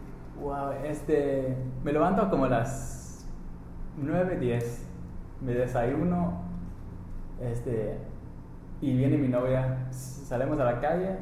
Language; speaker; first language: Spanish; non-native, fluent; English